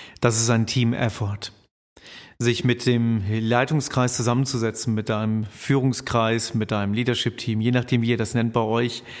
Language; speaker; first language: German; native; German